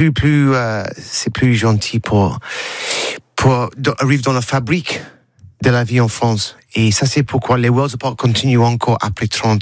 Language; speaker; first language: French; non-native, learner; English